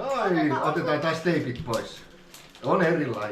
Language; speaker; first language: Finnish; native; Finnish